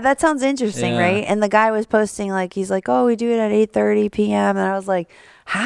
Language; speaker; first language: English; native; English